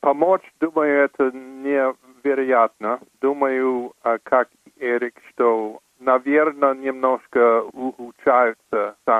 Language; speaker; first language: Russian; non-native, fluent; English